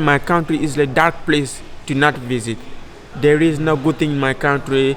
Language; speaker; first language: English; non-native, fluent; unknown